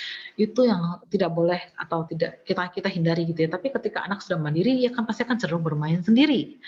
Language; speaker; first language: Indonesian; native; Indonesian